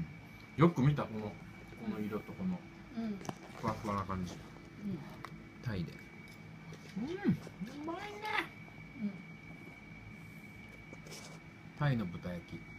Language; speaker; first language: Japanese; native; Japanese